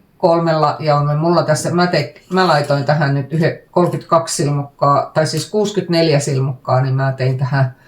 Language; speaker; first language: Finnish; native; Finnish